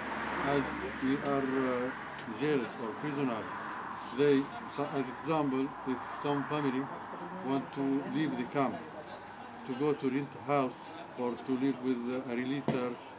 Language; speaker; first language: English; non-native, learner; Arabic